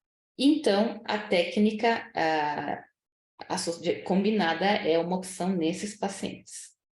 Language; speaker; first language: Portuguese; native; Portuguese